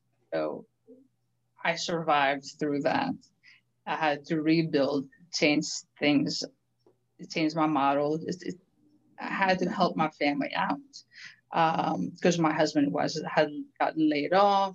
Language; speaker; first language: English; early bilingual, other home language; Greek